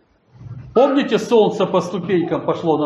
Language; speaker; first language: Polish; non-native, learner; Russian